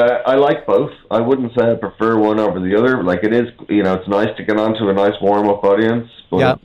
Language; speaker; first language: English; native; English